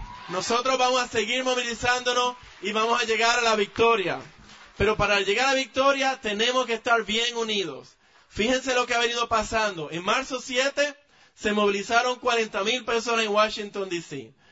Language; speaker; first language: Spanish; native; Spanish